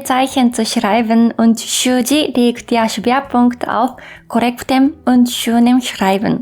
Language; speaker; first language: German; non-native, fluent; Japanese